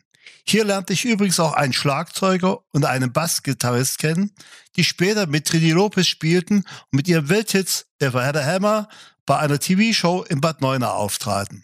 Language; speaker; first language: German; native; German